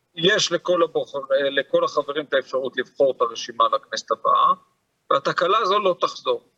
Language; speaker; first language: Hebrew; native; Hebrew